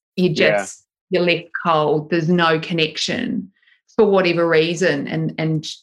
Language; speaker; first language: English; native; English